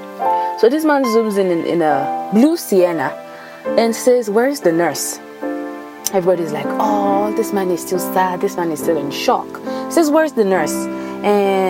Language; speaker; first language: English; non-native, local second language; Yoruba